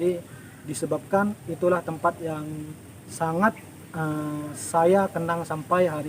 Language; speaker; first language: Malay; non-native, local second language; Indonesian